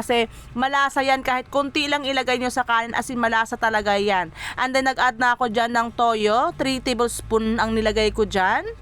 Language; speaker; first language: Filipino; non-native, local second language; Cebuano